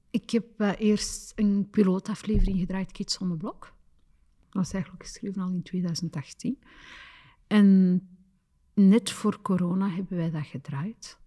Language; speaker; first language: Dutch; early bilingual, other home language; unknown